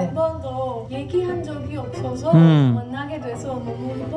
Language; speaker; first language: Korean; non-native, learner; Hindi